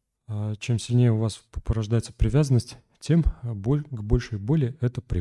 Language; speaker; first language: Russian; native; Russian